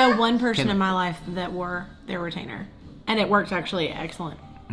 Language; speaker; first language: English; native; English